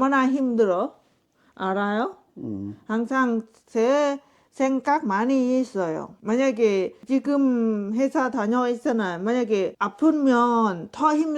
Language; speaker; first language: Korean; non-native, learner; Lao